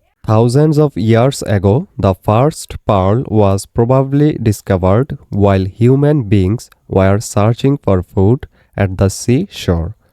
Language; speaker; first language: English; non-native, local second language; Bangla